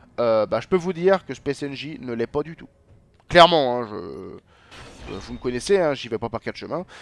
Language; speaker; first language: French; native; French